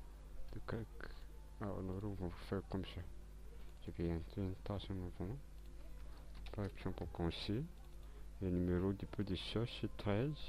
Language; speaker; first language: French; non-native, local second language; Malagasy